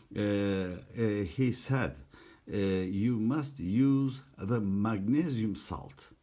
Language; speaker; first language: English; non-native, learner; Turkish